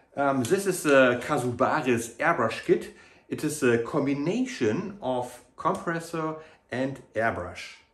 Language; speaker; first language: English; non-native, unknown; German